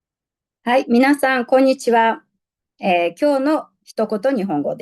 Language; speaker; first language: Japanese; non-native, fluent; Mongolian